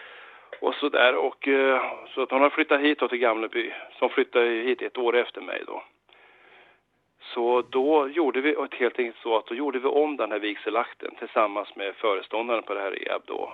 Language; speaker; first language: Swedish; native; Swedish